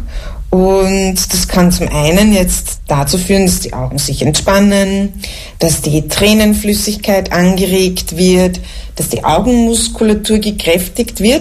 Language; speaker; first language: German; native; German